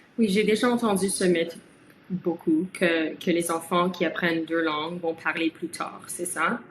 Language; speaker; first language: French; early bilingual, other home language; Italian